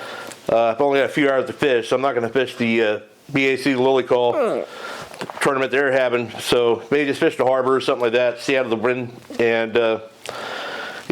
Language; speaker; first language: English; native; English